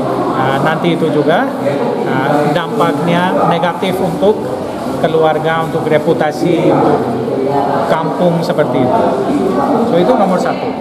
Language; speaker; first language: Indonesian; non-native, fluent; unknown